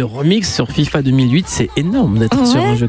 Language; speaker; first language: French; native; French